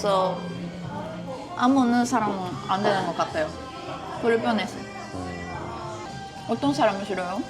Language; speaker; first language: Korean; non-native, fluent; Japanese